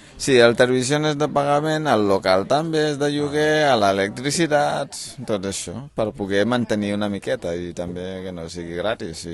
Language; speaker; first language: Catalan; non-native, fluent; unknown